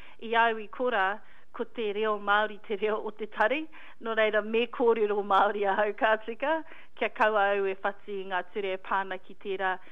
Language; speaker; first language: Māori; non-native, local second language; English